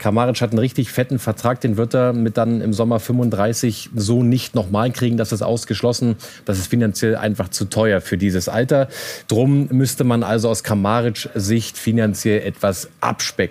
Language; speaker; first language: German; native; German